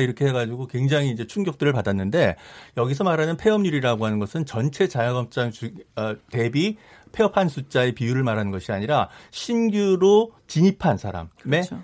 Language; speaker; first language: Korean; native; Korean